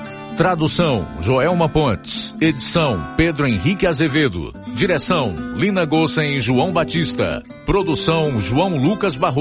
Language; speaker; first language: Portuguese; native; Portuguese